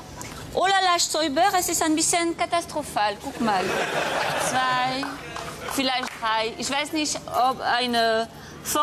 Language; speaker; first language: German; non-native, learner; French